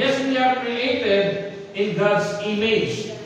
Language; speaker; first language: English; non-native, local second language; Filipino